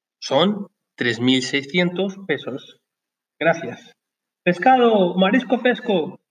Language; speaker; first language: Spanish; non-native, learner; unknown